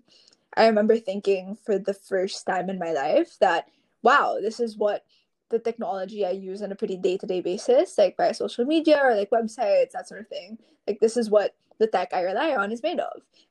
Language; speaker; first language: English; non-native, local second language; Filipino